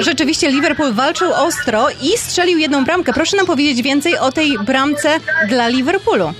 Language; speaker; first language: Polish; native; Polish